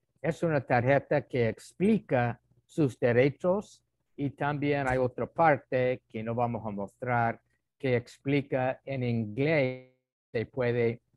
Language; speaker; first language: Spanish; non-native, fluent; English